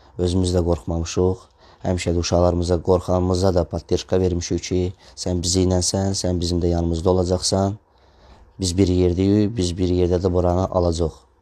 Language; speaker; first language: Azerbaijani; non-native, local second language; Russian